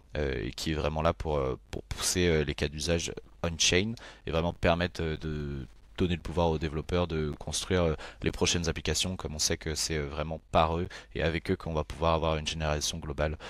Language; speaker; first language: French; native; French